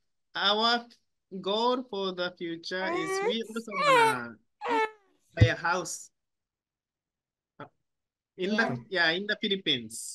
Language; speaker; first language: English; non-native, learner; Japanese